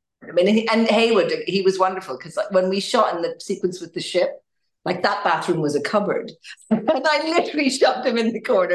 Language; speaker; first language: English; native; English